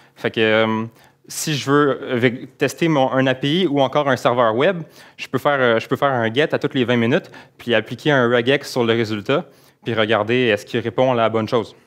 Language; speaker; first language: French; native; French